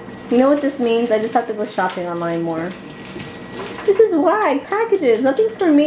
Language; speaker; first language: English; early bilingual, other home language; Spanish